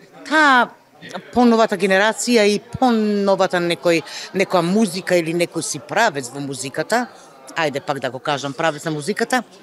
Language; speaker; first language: Macedonian; native; Macedonian